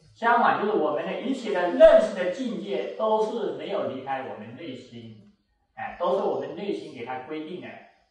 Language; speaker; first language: Chinese; native; Chinese